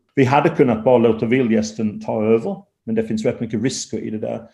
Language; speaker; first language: Swedish; non-native, fluent; English